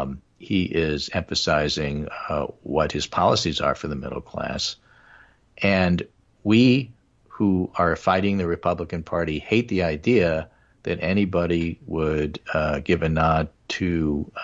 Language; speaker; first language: English; native; English